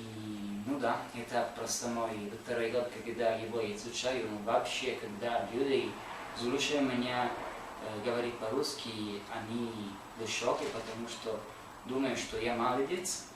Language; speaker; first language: Russian; non-native, learner; Italian